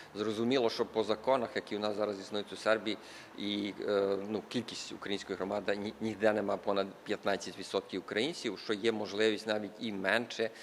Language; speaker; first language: Ukrainian; early bilingual, heritage; Ukrainian